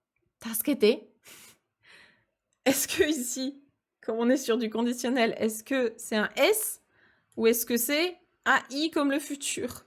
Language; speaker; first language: French; native; French